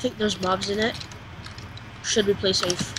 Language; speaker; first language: English; native; English